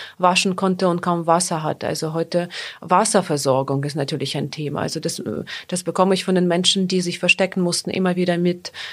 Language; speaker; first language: German; non-native, fluent; Ukrainian